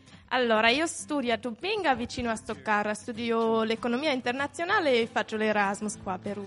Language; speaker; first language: Italian; non-native, fluent; German